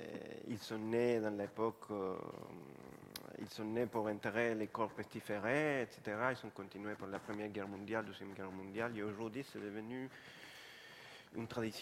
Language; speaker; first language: French; non-native, fluent; Spanish